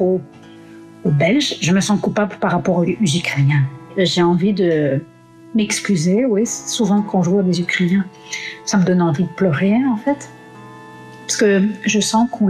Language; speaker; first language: French; non-native, fluent; Russian